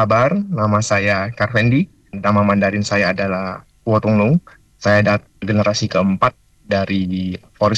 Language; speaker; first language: Chinese; non-native, fluent; Indonesian